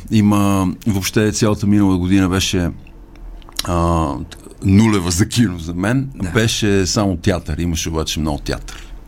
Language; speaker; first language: Bulgarian; native; Bulgarian